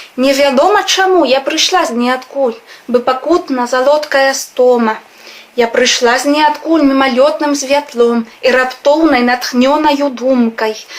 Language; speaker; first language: Belarusian; non-native, fluent; Spanish